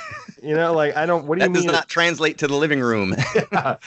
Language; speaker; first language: English; native; English